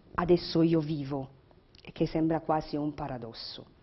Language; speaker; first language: Italian; native; Italian